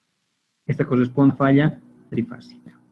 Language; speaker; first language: Spanish; native; Spanish